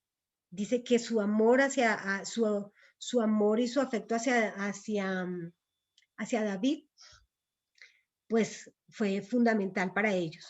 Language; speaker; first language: Spanish; native; Spanish